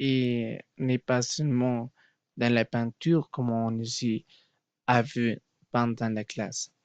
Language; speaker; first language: French; non-native, learner; Spanish